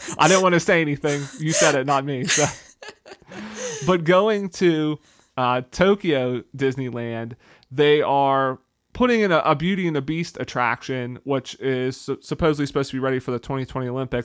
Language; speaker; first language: English; native; English